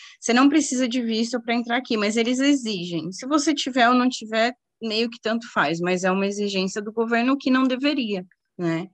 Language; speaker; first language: Portuguese; native; Portuguese